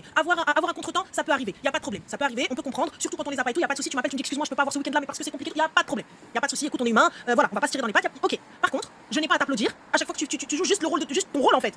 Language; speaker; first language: French; native; French